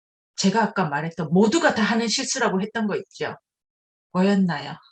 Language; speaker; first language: Korean; native; Korean